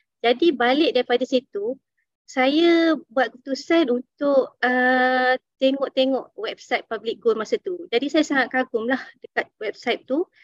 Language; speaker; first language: Malay; native; Malay